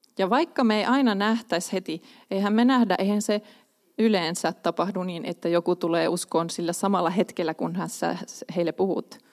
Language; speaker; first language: Finnish; non-native, local second language; Swedish